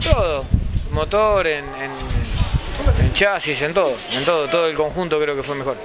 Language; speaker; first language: Spanish; native; Spanish